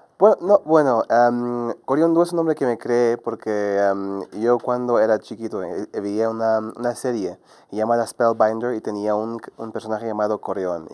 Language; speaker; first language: Spanish; non-native, fluent; Portuguese